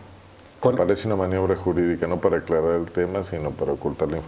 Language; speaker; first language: Spanish; native; Spanish